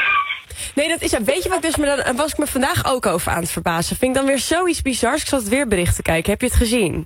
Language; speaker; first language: Dutch; native; Dutch